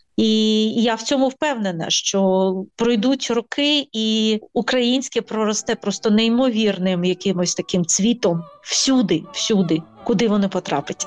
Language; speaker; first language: Ukrainian; native; Ukrainian